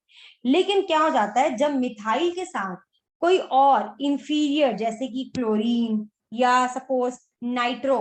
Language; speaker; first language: Hindi; native; Hindi